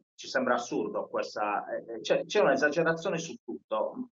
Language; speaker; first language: Italian; native; Italian